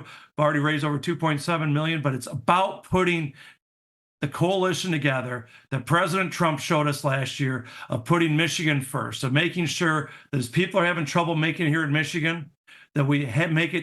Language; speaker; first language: English; native; English